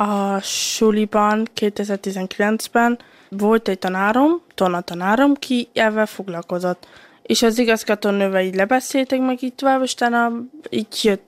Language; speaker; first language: Hungarian; early bilingual, heritage; Hungarian